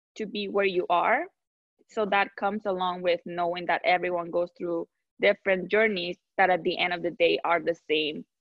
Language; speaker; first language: English; non-native, fluent; Spanish